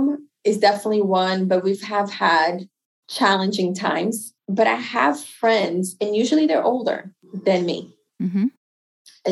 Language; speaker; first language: English; non-native, fluent; Portuguese